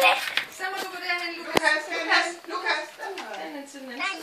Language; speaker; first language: Danish; native; Danish